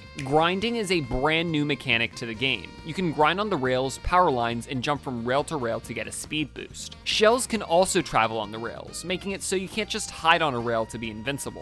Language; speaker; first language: English; native; English